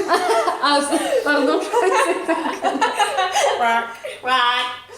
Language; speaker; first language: French; early bilingual, other home language; Italian